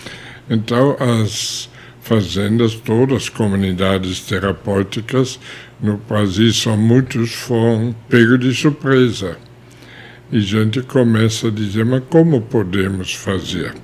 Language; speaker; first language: Portuguese; non-native, fluent; German